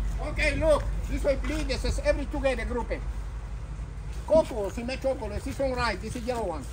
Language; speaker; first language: English; non-native, learner; Spanish